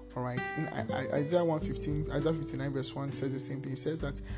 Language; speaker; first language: English; non-native, local second language; Akan